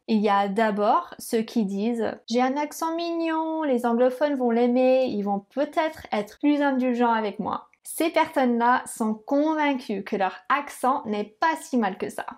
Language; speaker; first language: French; non-native, fluent; English